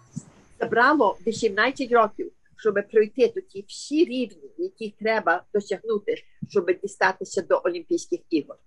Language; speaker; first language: Ukrainian; early bilingual, heritage; Ukrainian